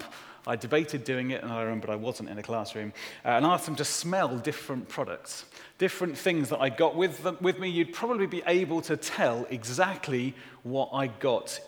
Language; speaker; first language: English; native; English